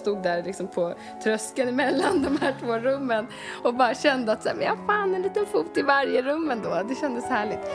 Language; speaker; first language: Swedish; native; Swedish